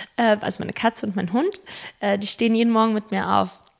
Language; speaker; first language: German; early bilingual, other home language; Spanish